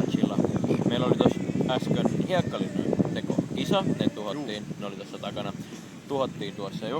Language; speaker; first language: Finnish; native; Finnish